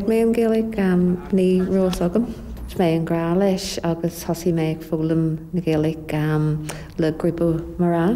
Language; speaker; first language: Irish; non-native, learner; English